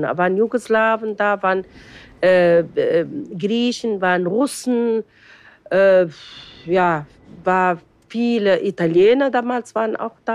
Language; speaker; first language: German; non-native, fluent; Arabic